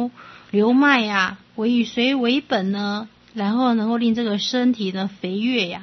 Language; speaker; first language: Chinese; native; Chinese